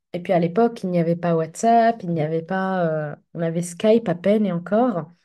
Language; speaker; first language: French; non-native, local second language; Arabic